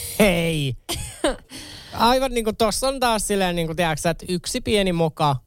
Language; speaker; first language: Finnish; native; Finnish